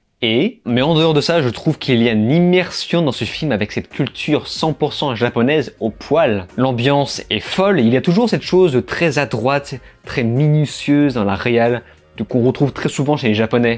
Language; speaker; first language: French; native; French